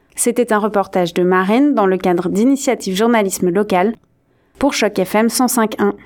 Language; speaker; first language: French; native; French